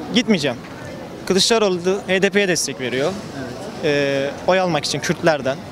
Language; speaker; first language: Turkish; early bilingual, other home language; Azerbaijani